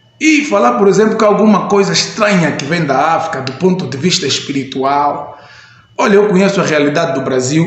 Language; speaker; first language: Portuguese; native; Portuguese